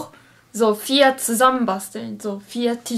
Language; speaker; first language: German; non-native, learner; Japanese